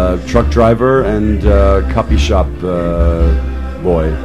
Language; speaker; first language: English; native; English